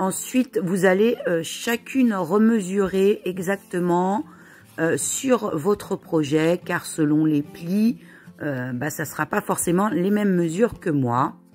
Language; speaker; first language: French; native; French